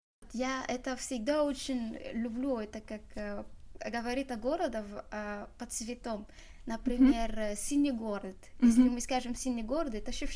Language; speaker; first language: Russian; non-native, learner; Arabic